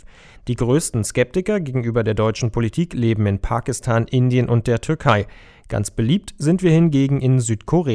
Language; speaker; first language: German; native; German